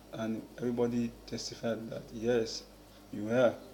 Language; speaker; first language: English; non-native, local second language; Yoruba